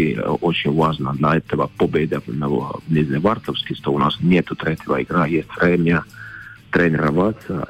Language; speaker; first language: Russian; non-native, fluent; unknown